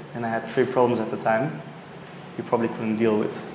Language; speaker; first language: English; non-native, fluent; Dutch